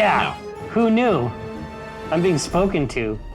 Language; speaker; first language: English; native; English